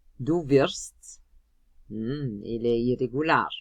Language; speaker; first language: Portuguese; non-native, fluent; German